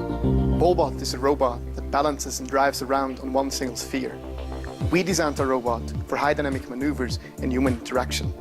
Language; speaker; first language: English; non-native, fluent; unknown